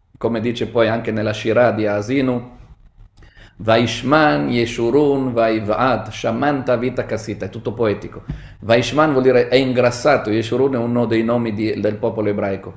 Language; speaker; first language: Italian; non-native, fluent; Hebrew